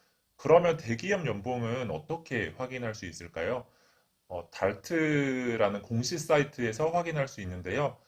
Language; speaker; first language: Korean; native; Korean